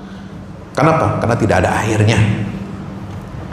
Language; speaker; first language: Indonesian; native; Indonesian